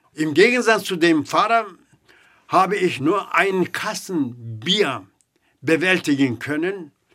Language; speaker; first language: German; non-native, fluent; Turkish